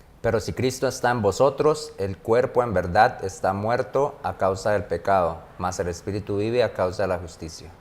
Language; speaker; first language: Spanish; native; Spanish